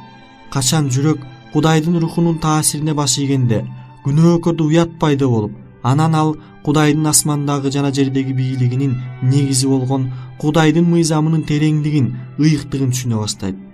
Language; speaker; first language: Kyrgyz; native; Kyrgyz